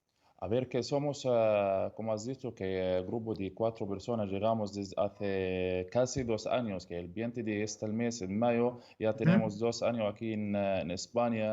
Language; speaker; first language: Spanish; non-native, learner; Arabic